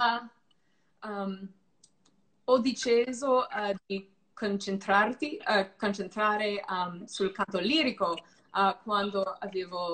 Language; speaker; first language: Italian; non-native, learner; English